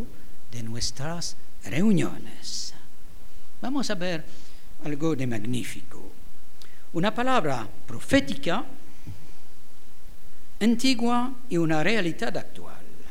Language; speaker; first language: Spanish; non-native, fluent; French